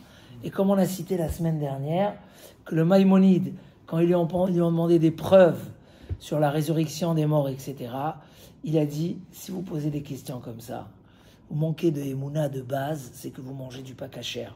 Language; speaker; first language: French; native; French